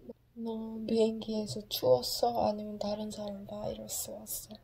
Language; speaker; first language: Korean; non-native, learner; English